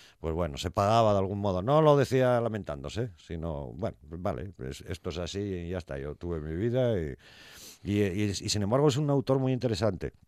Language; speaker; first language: Spanish; native; Spanish